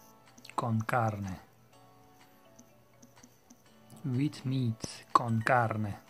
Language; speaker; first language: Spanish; non-native, learner; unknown